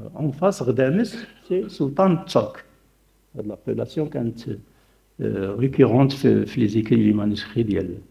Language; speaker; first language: French; non-native, local second language; Arabic